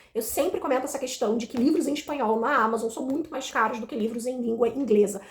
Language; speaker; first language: Portuguese; native; Portuguese